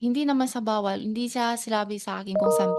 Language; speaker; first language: Filipino; non-native, learner; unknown